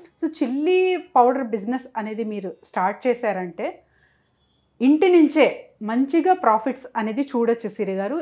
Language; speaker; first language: Telugu; non-native, local second language; Urdu